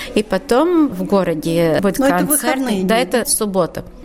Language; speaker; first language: Russian; non-native, learner; Latvian